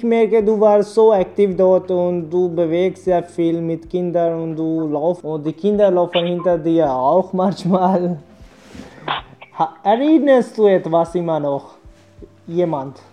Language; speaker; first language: German; non-native, learner; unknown